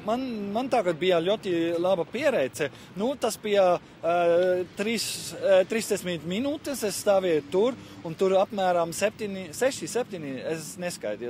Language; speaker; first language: Latvian; non-native, learner; German